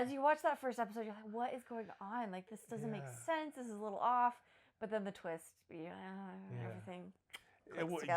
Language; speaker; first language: English; native; English